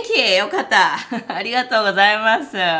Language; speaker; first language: Japanese; native; Japanese